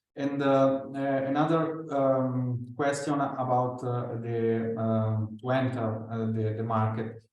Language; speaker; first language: English; non-native, fluent; Italian